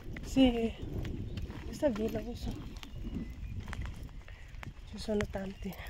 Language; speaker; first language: Italian; non-native, learner; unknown